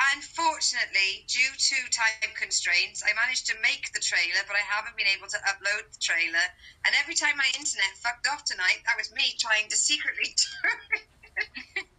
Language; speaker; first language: English; native; English